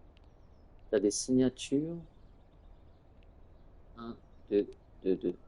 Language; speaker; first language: French; native; French